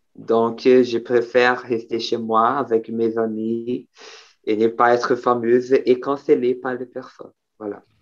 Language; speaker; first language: French; non-native, learner; Portuguese